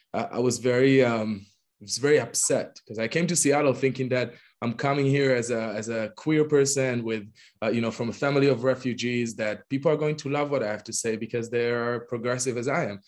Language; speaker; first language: English; non-native, fluent; Hebrew